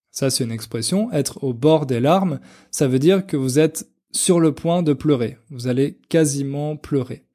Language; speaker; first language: French; native; French